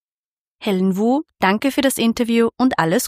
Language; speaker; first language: German; native; German